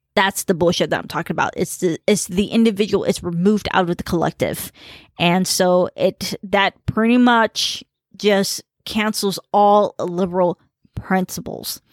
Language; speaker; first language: English; early bilingual, other home language; Khmer